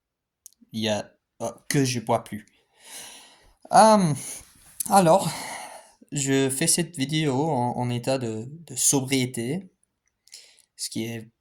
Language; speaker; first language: French; non-native, fluent; English